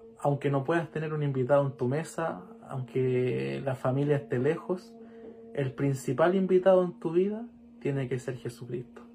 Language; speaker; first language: Spanish; native; Spanish